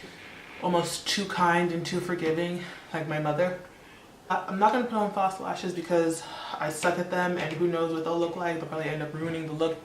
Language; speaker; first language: English; early bilingual, other home language; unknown